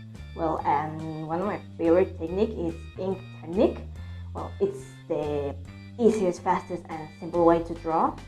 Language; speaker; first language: English; non-native, learner; Spanish